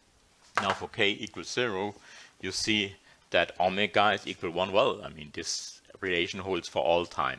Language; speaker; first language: English; non-native, fluent; German